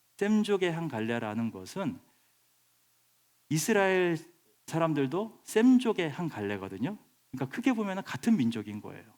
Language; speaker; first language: Korean; native; Korean